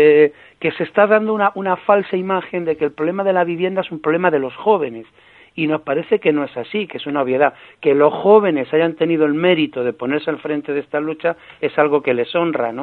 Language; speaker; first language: Spanish; native; Spanish